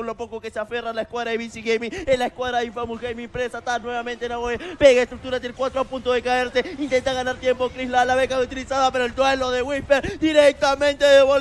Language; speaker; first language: Spanish; native; Spanish